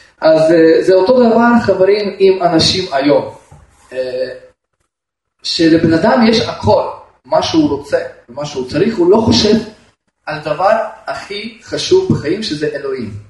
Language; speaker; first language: Hebrew; non-native, fluent; Russian